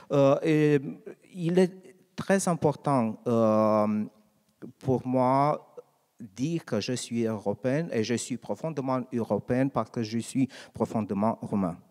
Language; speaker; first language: French; non-native, learner; Romanian